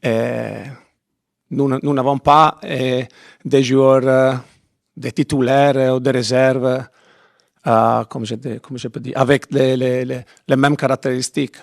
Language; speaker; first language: French; non-native, fluent; Italian